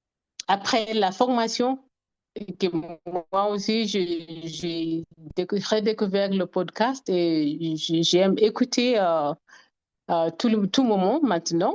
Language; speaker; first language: French; non-native, fluent; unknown